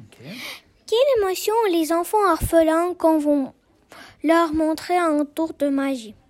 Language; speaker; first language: French; non-native, learner; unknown